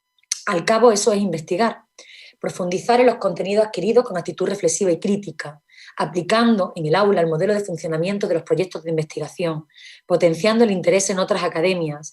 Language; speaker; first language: Spanish; native; Spanish